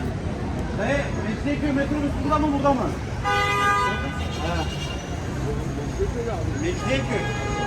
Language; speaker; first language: Turkish; native; Turkish